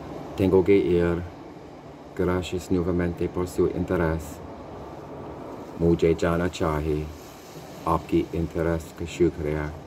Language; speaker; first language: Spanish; non-native, learner; English